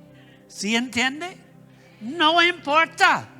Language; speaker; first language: Spanish; non-native, learner; English